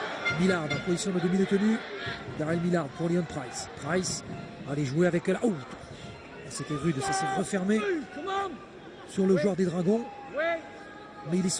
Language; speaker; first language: French; native; French